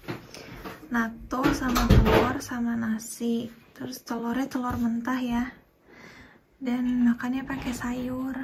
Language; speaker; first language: Indonesian; native; Indonesian